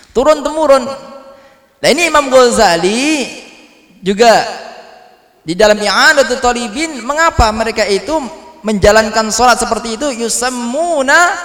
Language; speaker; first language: Indonesian; non-native, local second language; Javanese